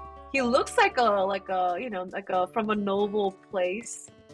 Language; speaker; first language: English; non-native, fluent; Korean